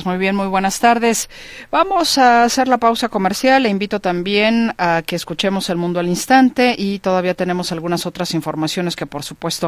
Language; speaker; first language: Spanish; native; Spanish